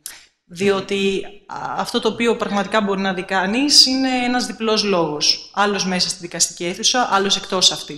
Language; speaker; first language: Greek; native; Greek